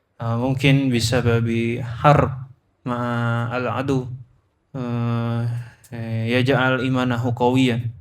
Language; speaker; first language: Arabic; non-native, learner; Indonesian